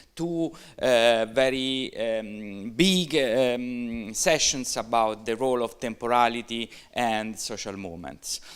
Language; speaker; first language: English; non-native, fluent; Italian